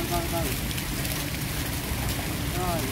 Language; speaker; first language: Vietnamese; native; Vietnamese